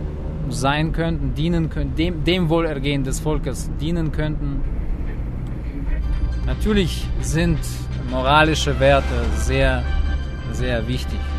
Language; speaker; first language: German; non-native, fluent; Russian